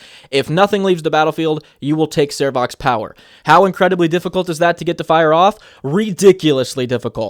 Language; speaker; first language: English; native; English